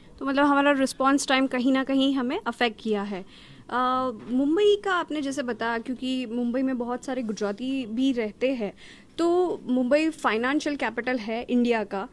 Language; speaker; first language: Hindi; non-native, local second language; Gujarati